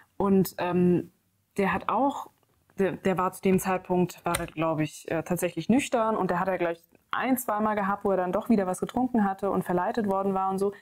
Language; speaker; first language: German; native; German